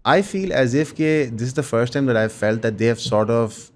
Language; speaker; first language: English; non-native, local second language; Urdu